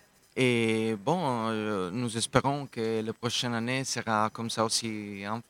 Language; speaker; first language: French; non-native, local second language; Italian